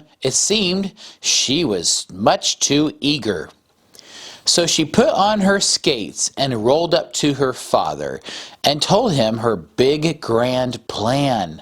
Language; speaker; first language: English; native; English